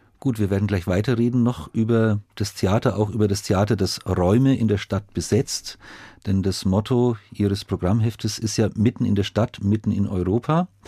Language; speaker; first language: German; native; German